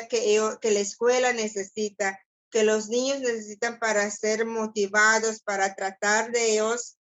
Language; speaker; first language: Spanish; non-native, local second language; English